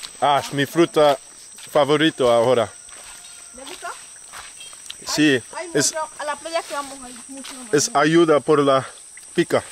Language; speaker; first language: Spanish; non-native, learner; English